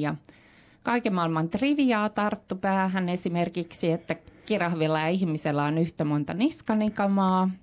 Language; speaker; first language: Finnish; native; Finnish